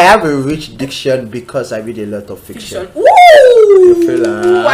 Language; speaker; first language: English; non-native, local second language; Yoruba